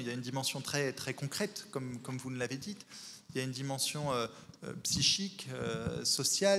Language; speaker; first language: French; native; French